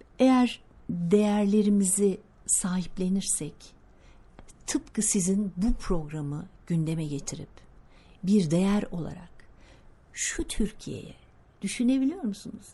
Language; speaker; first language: Turkish; native; Turkish